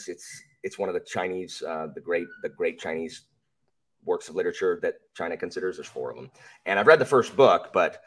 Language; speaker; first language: English; native; English